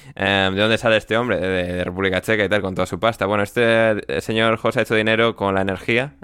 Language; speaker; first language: Spanish; native; Spanish